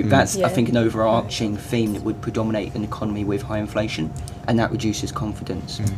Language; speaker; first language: English; native; English